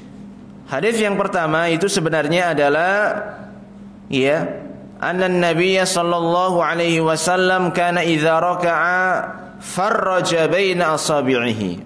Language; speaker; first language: Indonesian; native; Indonesian